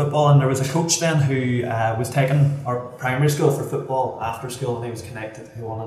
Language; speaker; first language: English; native; English